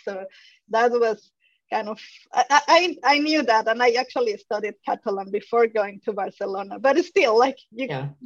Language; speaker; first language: English; non-native, fluent; Spanish